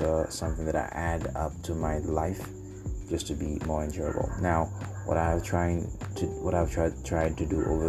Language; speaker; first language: English; non-native, fluent; Haitian Creole